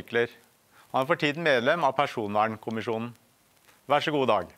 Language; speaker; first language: Norwegian; native; Norwegian